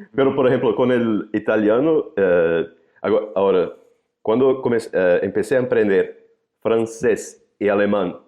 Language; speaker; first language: Spanish; non-native, fluent; Portuguese